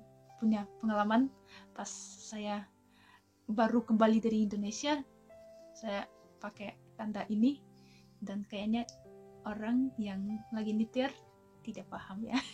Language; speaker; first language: Indonesian; non-native, fluent; Russian